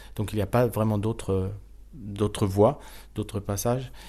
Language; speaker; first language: French; non-native, fluent; German